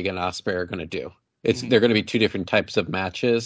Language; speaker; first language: English; native; English